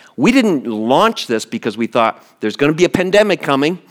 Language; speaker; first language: English; native; English